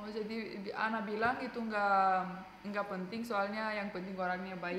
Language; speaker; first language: Indonesian; non-native, fluent; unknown